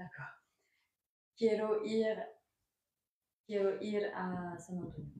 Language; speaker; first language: Spanish; non-native, learner; French